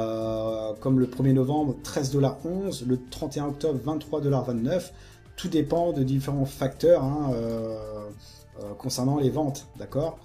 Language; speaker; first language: French; native; French